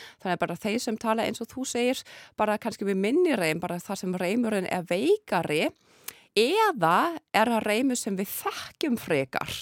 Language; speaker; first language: Icelandic; non-native, fluent; German